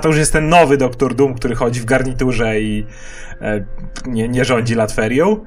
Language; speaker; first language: Polish; native; Polish